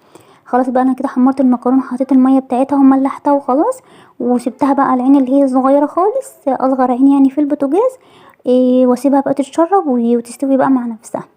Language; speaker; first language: Arabic; native; Arabic